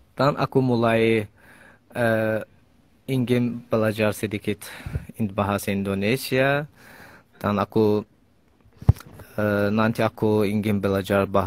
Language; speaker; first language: Indonesian; non-native, learner; Azerbaijani